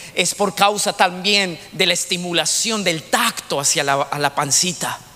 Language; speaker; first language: Spanish; native; Spanish